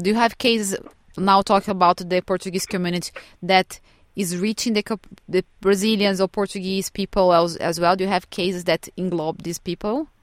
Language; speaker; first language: English; non-native, fluent; Portuguese